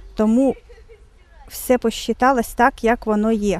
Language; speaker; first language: Ukrainian; non-native, local second language; Russian